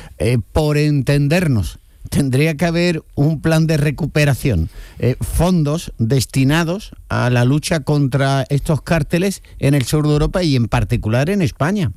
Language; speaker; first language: Spanish; native; Spanish